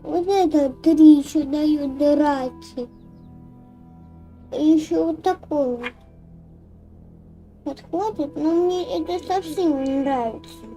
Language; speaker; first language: Russian; native; Russian